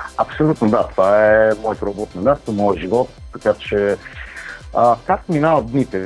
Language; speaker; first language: Bulgarian; early bilingual, other home language; Italian